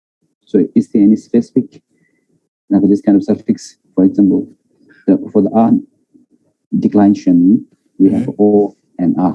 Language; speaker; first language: English; non-native, learner; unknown